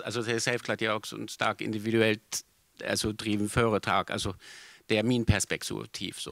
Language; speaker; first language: Swedish; non-native, fluent; German